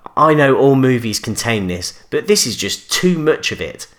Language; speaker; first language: English; native; English